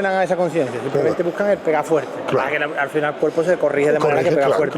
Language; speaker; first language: Spanish; native; Spanish